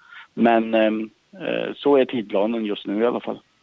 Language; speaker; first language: Swedish; native; Swedish